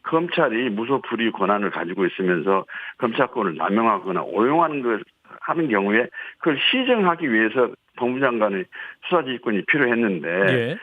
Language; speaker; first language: Korean; native; Korean